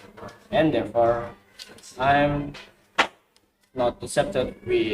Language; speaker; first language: English; non-native, learner; Indonesian